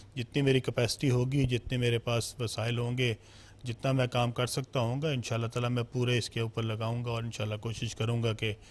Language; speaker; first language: Urdu; non-native, local second language; Punjabi